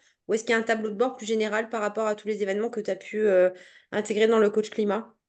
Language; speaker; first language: French; native; French